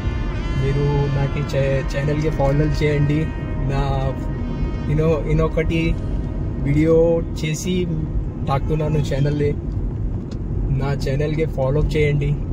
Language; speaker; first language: Telugu; non-native, local second language; Kannada